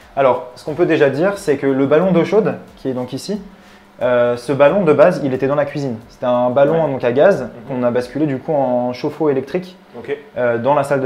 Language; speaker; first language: French; native; French